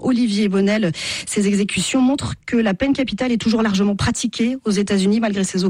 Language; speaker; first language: French; native; French